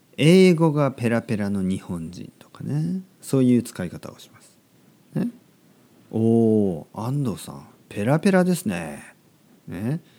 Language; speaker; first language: Japanese; native; Japanese